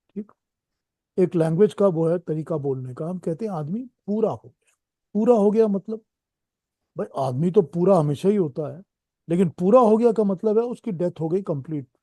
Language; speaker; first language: Hindi; native; Hindi